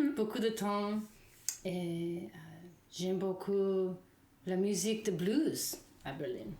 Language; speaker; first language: French; non-native, learner; English